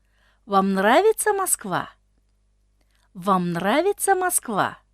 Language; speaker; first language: Russian; non-native, fluent; Tajik